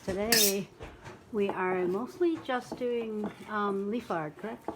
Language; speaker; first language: English; native; English